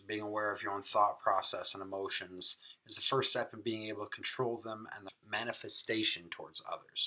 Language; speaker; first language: English; native; English